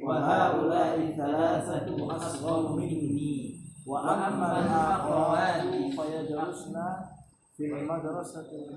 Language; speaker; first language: Arabic; non-native, learner; Indonesian